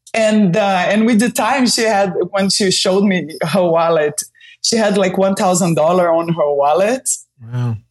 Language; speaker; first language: English; non-native, fluent; Portuguese